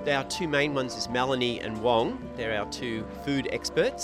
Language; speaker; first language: English; native; English